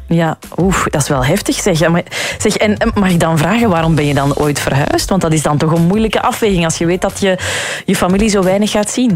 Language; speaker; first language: Dutch; native; Dutch